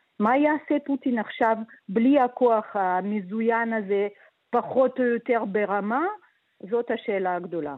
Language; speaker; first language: Hebrew; early bilingual, other home language; Russian